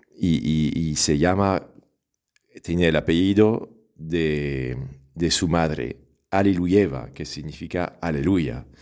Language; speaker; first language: Spanish; non-native, fluent; French